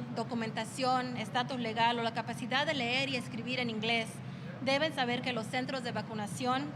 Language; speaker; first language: Spanish; early bilingual, other home language; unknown